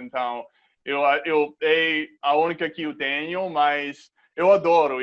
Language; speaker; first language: Portuguese; non-native, fluent; English